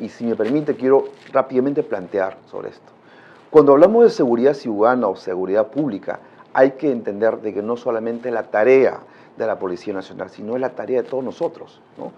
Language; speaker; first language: Spanish; non-native, local second language; Shipibo-Conibo